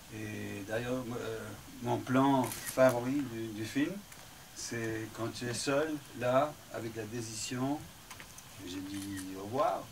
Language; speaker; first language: French; non-native, fluent; English